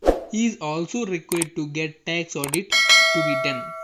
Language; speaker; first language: English; non-native, local second language; Telugu